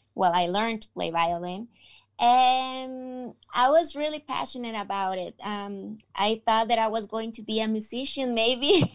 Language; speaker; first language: English; non-native, fluent; Spanish